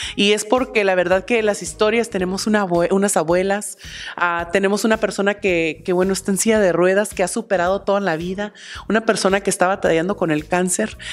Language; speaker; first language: Spanish; early bilingual, heritage; Spanish